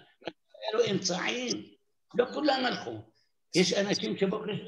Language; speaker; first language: Hebrew; non-native, fluent; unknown